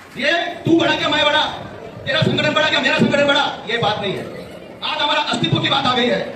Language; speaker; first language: Hindi; non-native, local second language; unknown